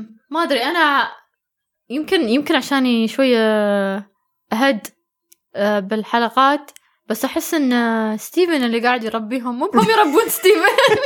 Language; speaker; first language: Arabic; early bilingual, heritage; Arabic